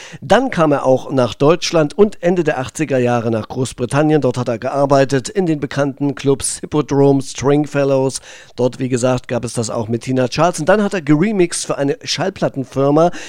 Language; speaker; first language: German; native; German